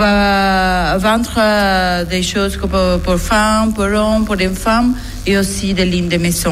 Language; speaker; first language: French; non-native, learner; Spanish